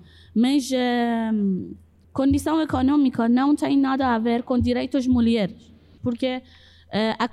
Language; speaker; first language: Portuguese; non-native, fluent; Persian